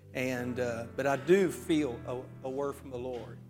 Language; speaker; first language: English; native; English